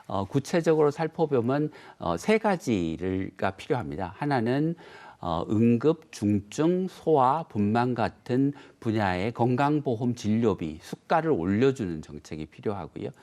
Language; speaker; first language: Korean; native; Korean